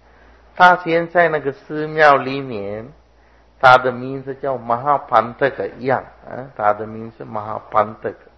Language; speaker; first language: Chinese; non-native, fluent; Sinhala